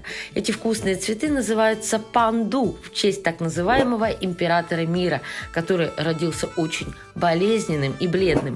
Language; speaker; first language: Russian; native; Russian